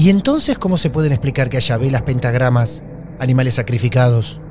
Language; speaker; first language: Spanish; native; Spanish